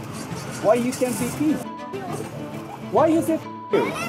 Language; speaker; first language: English; non-native, learner; Japanese